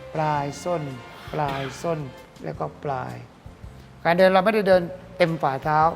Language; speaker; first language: Thai; native; Thai